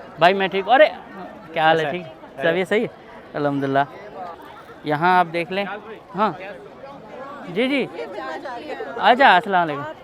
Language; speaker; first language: Urdu; non-native, local second language; Sindhi